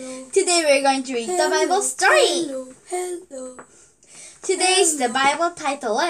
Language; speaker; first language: English; non-native, learner; Korean